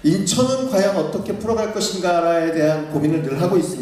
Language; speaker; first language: Korean; native; Korean